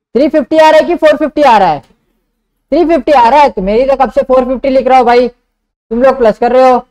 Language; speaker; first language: Hindi; non-native, local second language; Marathi